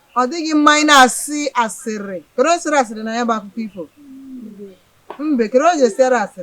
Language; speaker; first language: Igbo; native; Igbo